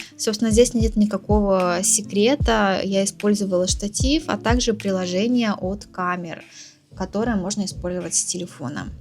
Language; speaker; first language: Russian; native; Russian